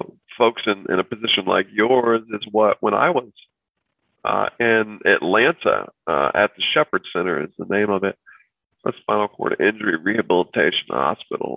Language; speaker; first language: English; native; English